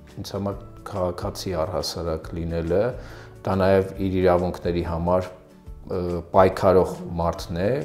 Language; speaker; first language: Armenian; early bilingual, other home language; Russian